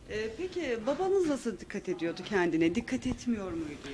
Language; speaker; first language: Turkish; native; Turkish